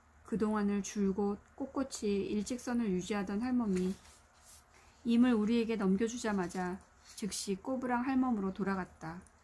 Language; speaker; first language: Korean; native; Korean